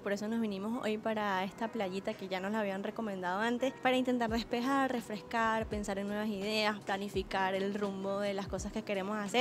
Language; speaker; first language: Spanish; native; Spanish